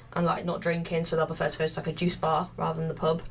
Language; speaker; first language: English; native; English